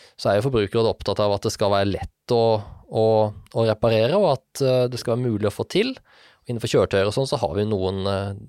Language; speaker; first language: Norwegian; native; Norwegian